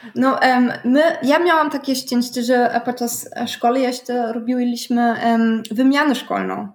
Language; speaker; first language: Polish; non-native, learner; German